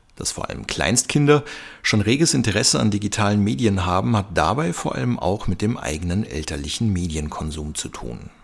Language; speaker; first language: German; native; German